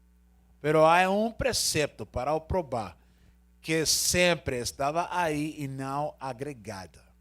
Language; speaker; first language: Portuguese; non-native, learner; Spanish